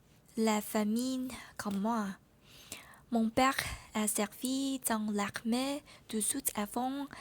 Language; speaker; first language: French; non-native, learner; Vietnamese